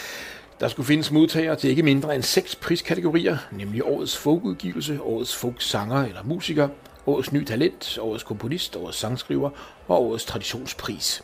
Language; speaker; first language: Danish; native; Danish